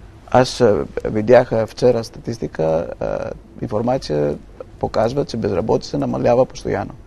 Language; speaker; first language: Bulgarian; non-native, fluent; Greek